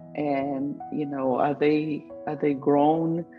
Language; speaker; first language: English; non-native, fluent; Spanish